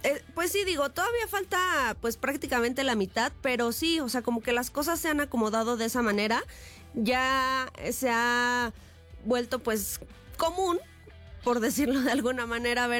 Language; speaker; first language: Spanish; native; Spanish